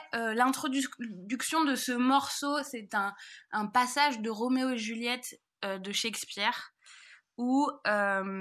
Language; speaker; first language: French; native; French